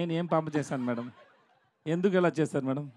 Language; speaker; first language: Telugu; non-native, learner; Tamil